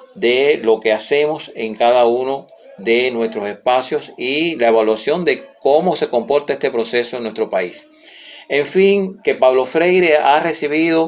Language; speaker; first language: Spanish; native; Spanish